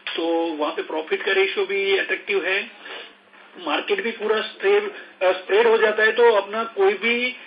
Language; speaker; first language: Hindi; non-native, local second language; Gujarati